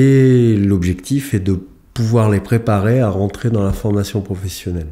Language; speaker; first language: French; native; French